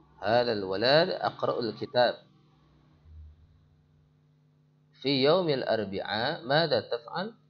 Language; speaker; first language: Arabic; non-native, fluent; Indonesian